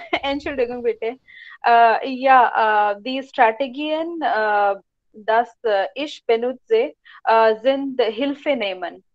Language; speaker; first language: German; non-native, learner; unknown